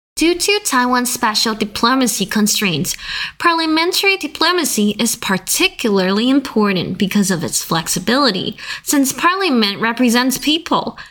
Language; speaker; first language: English; non-native, fluent; Chinese